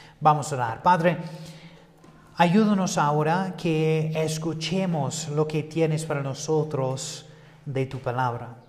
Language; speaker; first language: Spanish; non-native, fluent; English